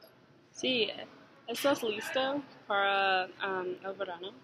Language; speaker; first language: Spanish; non-native, learner; English